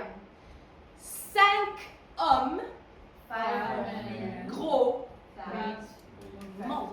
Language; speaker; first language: French; non-native, fluent; Spanish